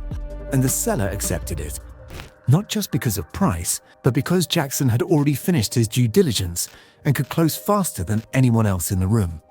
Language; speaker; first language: English; native; English